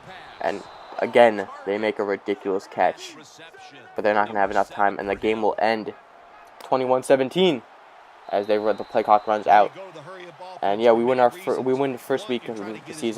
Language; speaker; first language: English; native; English